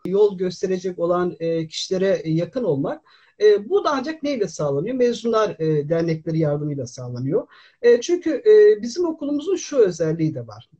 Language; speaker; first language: Turkish; native; Turkish